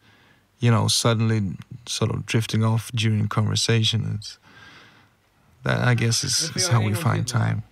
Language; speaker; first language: English; non-native, fluent; Swedish